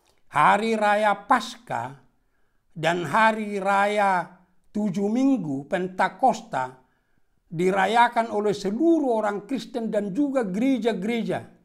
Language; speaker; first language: Indonesian; non-native, local second language; Batak Toba